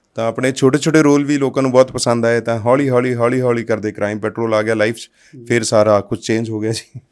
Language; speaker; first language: Punjabi; non-native, local second language; Hindi